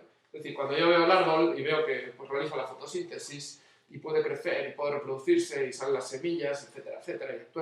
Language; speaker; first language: Spanish; native; Spanish